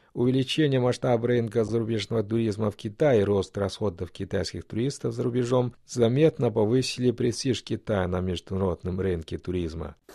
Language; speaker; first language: Russian; non-native, fluent; Chinese